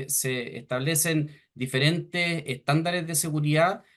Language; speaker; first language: Spanish; native; Spanish